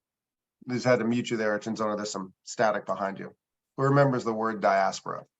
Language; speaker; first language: English; native; English